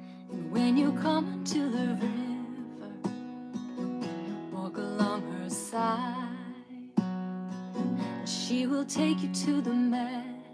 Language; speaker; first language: English; native; English